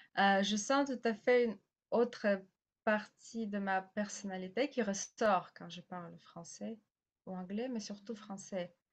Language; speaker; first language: French; non-native, fluent; Russian